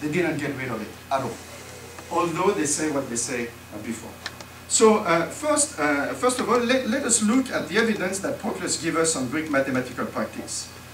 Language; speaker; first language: English; non-native, fluent; French